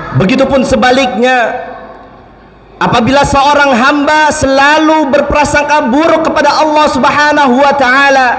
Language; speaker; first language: Indonesian; native; Indonesian